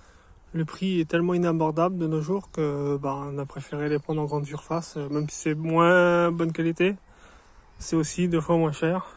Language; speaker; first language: French; native; French